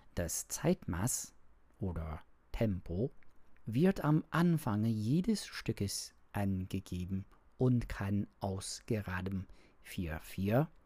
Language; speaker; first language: German; non-native, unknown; English